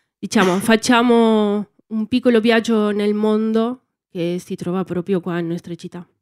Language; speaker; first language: Italian; non-native, fluent; Spanish